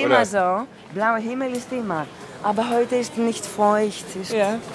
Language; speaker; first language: German; non-native, fluent; Greek